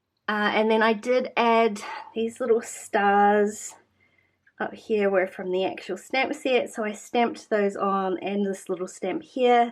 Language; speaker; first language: English; native; English